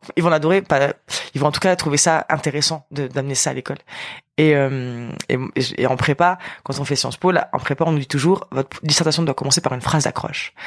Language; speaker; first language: French; native; French